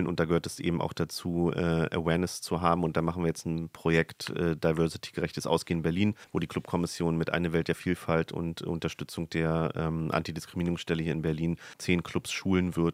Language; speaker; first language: German; native; German